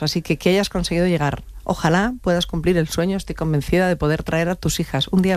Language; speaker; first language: Spanish; native; Spanish